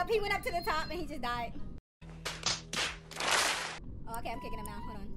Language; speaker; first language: English; native; English